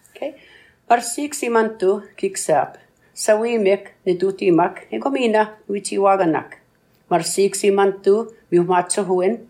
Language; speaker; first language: English; non-native, fluent; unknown